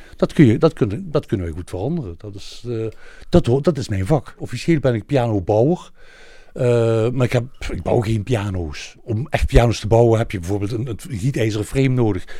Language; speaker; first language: Dutch; native; Dutch